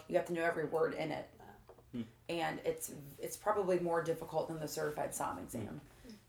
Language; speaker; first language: English; native; English